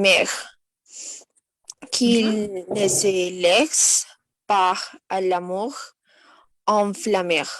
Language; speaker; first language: French; non-native, learner; Spanish